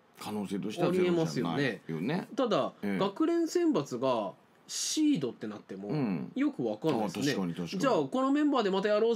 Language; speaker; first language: Japanese; native; Japanese